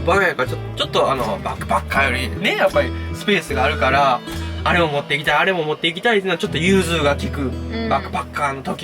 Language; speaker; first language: Japanese; native; Japanese